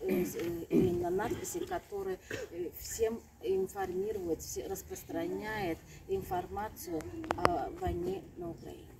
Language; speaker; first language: Russian; non-native, fluent; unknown